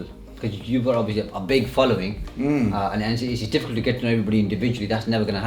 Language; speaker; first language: English; native; English